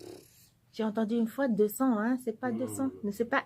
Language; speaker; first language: French; non-native, local second language; Arabic